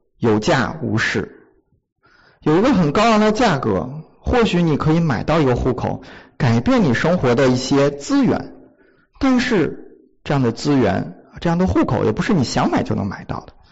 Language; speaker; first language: Chinese; native; Chinese